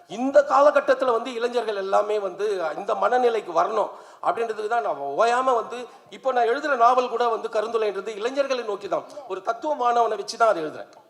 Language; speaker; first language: Tamil; native; Tamil